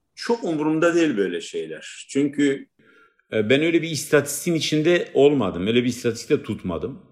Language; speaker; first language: Turkish; non-native, local second language; Kurdish